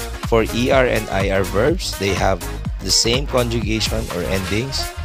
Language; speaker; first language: English; non-native, local second language; Filipino